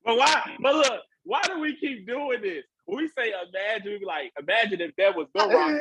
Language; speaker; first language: English; native; English